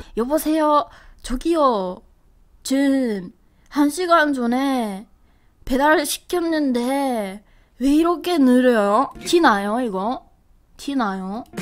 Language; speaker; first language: Korean; non-native, fluent; Japanese